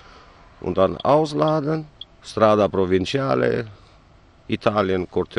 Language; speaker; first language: German; non-native, learner; Romanian